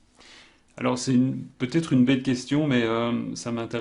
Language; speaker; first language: French; native; French